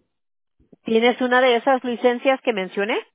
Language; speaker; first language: Spanish; early bilingual, other home language; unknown